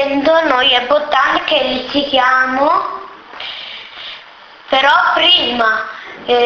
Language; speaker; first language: Italian; early bilingual, other home language; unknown